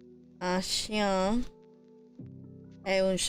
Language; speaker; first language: French; non-native, learner; English